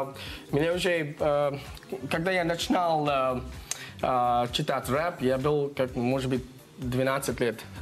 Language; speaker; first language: Russian; non-native, learner; English